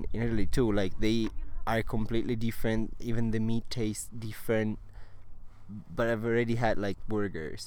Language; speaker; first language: English; non-native, fluent; Italian